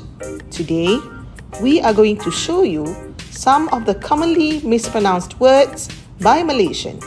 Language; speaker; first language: English; non-native, local second language; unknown